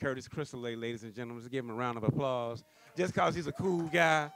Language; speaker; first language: English; native; English